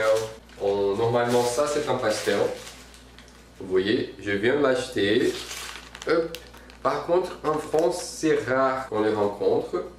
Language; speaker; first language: French; non-native, fluent; Portuguese